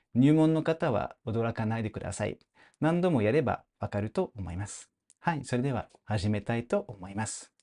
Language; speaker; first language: Japanese; non-native, fluent; French